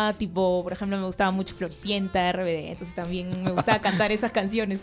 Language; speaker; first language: Spanish; native; Spanish